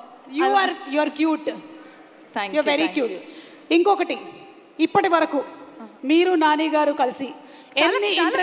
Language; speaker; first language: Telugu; native; Telugu